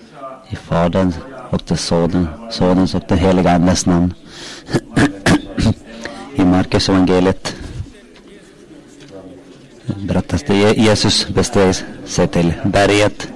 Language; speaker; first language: Swedish; non-native, local second language; Finnish